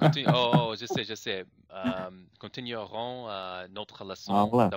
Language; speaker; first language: French; non-native, learner; English